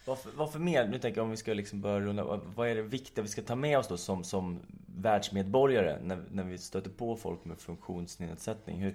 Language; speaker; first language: Swedish; native; Swedish